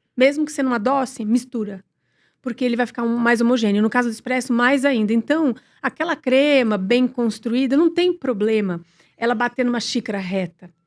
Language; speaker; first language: Portuguese; native; Portuguese